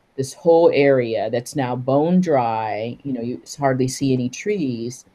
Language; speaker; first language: English; native; English